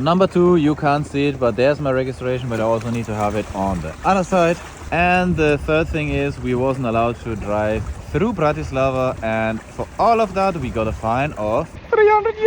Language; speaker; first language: English; non-native, fluent; German